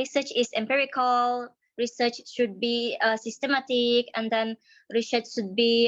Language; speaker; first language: English; non-native, learner; Indonesian